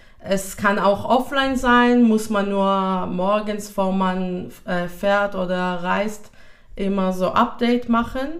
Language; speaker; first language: German; non-native, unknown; Hebrew